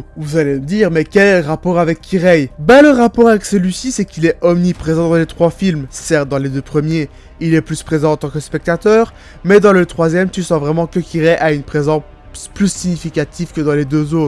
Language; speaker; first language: French; native; French